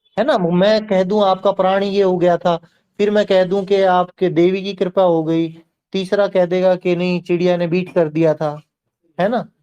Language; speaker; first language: Hindi; native; Hindi